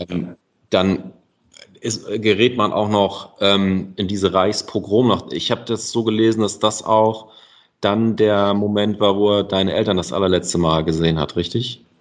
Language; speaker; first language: German; native; German